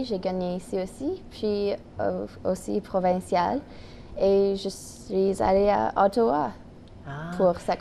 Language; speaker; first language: French; non-native, local second language; English